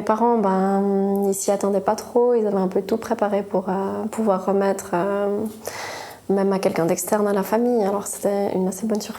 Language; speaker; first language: French; native; French